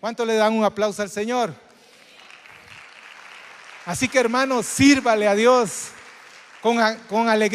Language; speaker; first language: Spanish; native; Spanish